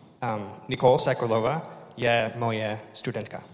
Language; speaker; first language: Czech; non-native, learner; English